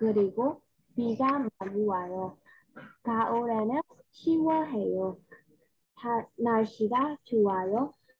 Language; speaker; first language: Korean; non-native, learner; Burmese